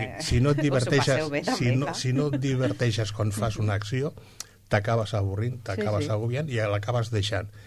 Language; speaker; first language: Catalan; non-native, local second language; Spanish